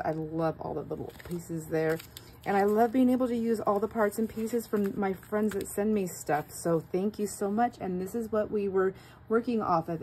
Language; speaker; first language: English; native; English